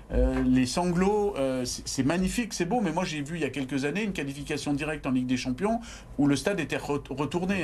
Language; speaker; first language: French; native; French